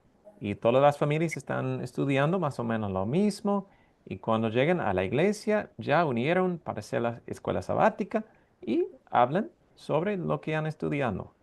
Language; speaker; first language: Spanish; non-native, fluent; English